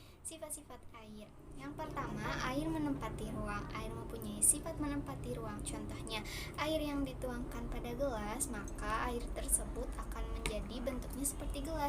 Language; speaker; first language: Indonesian; native; Indonesian